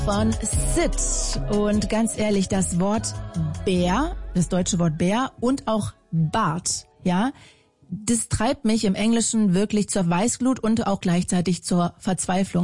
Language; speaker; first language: German; native; German